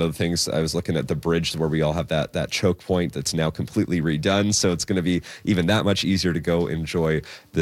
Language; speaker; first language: English; native; English